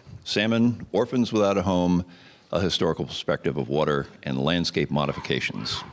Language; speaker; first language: English; native; English